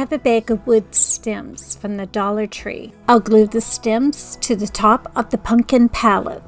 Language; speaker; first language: English; native; English